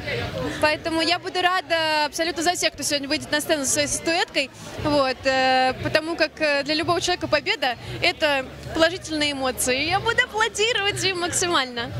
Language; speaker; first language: Russian; native; Russian